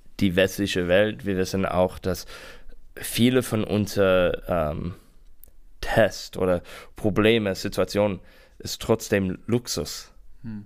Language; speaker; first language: German; non-native, learner; English